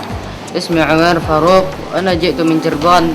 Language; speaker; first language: Arabic; non-native, learner; Indonesian